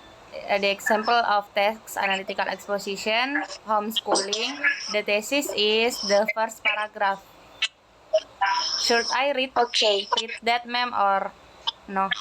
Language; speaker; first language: English; non-native, learner; Indonesian